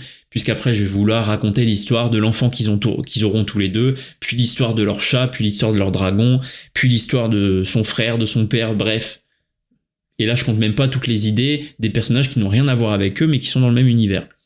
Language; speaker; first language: French; native; French